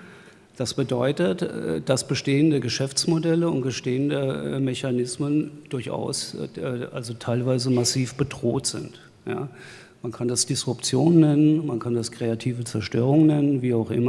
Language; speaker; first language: German; native; German